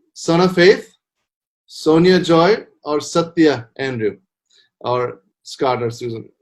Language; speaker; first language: Hindi; non-native, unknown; English